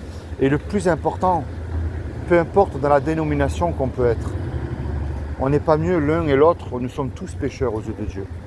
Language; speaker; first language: French; native; French